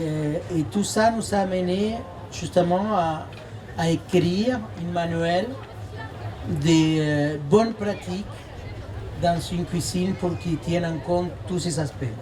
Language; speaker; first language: French; non-native, fluent; Spanish